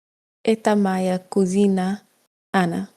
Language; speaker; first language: Russian; non-native, learner; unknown